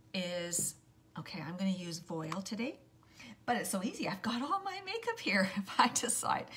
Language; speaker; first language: English; native; English